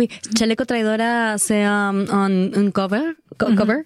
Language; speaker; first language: French; non-native, learner; Spanish